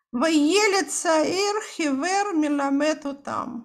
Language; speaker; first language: Hebrew; non-native, fluent; Russian